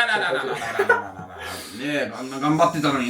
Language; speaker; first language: Japanese; non-native, fluent; English